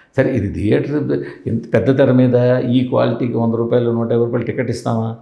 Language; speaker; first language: Telugu; native; Telugu